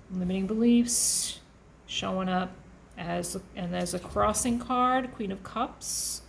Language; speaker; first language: English; native; English